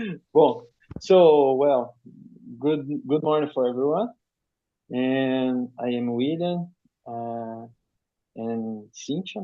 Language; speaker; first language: English; non-native, learner; Portuguese